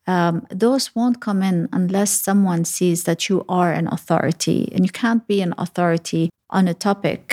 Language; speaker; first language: English; early bilingual, other home language; Arabic